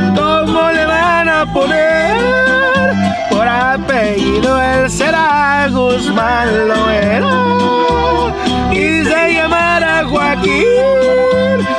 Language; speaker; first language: Spanish; early bilingual, heritage; Spanish